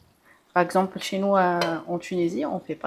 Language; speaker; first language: French; non-native, local second language; Arabic